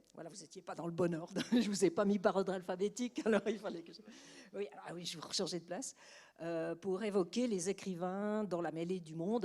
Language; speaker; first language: French; native; French